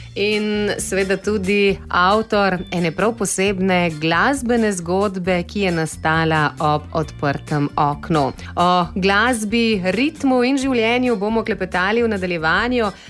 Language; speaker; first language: Slovenian; native; Slovenian